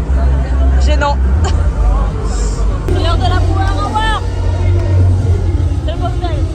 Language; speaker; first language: French; native; French